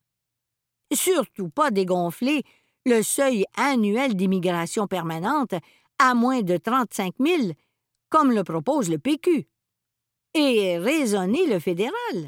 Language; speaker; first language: French; native; French